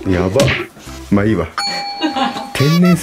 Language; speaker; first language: Japanese; native; Japanese